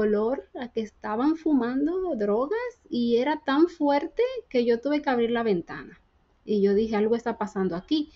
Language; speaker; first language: Spanish; native; Spanish